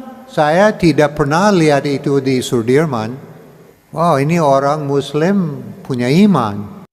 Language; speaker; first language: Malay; non-native, learner; English